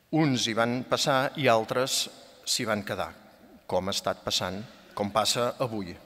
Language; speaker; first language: Catalan; native; Catalan